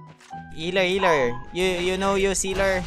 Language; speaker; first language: English; non-native, local second language; Filipino